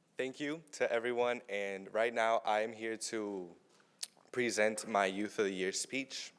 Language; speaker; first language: English; early bilingual, other home language; Spanish